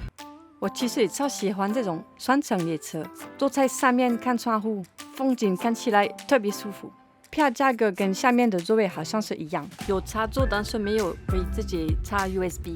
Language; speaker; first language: Chinese; non-native, fluent; French